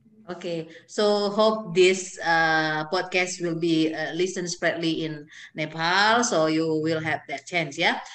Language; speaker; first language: English; non-native, fluent; Indonesian